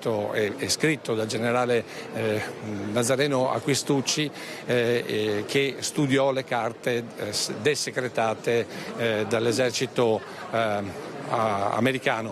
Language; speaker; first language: Italian; native; Italian